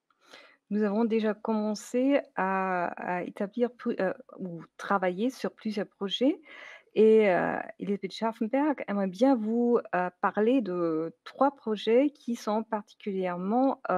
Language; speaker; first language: French; non-native, fluent; German